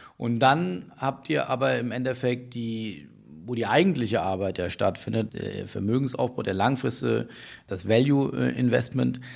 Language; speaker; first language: German; native; German